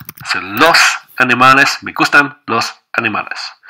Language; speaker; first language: Spanish; non-native, fluent; English